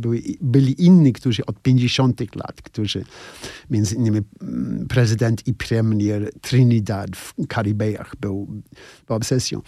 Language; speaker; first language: Polish; non-native, fluent; English